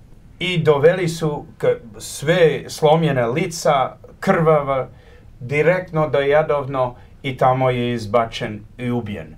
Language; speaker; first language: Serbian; early bilingual, heritage; Croatian